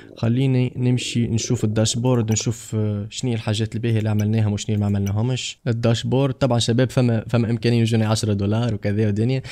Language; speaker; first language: Arabic; native; Arabic